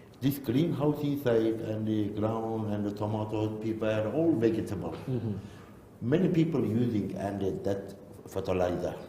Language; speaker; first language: English; non-native, learner; Turkish